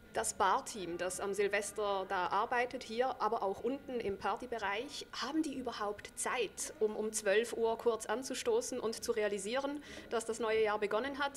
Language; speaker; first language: German; native; German